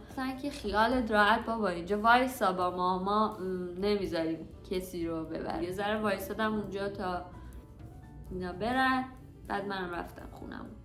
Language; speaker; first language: Persian; native; Persian